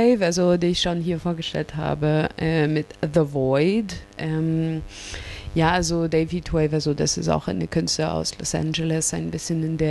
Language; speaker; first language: German; non-native, fluent; English